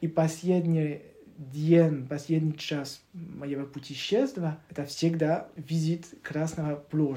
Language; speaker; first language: Russian; non-native, learner; French